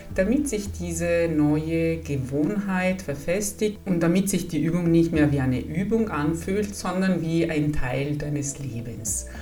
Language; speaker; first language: German; non-native, fluent; Italian